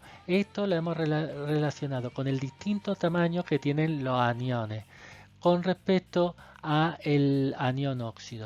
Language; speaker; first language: Spanish; native; Spanish